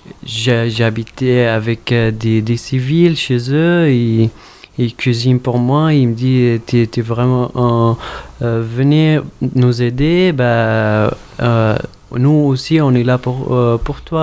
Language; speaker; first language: French; non-native, fluent; Arabic